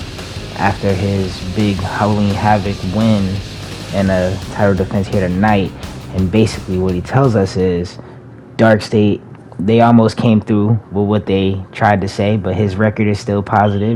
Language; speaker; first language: English; native; English